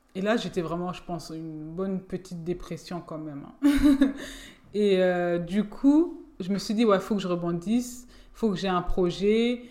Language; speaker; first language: French; native; French